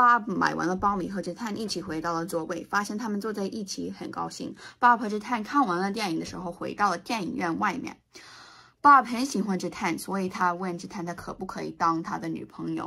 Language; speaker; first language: Chinese; non-native, learner; English